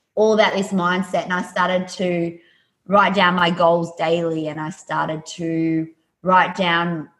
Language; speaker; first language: English; native; English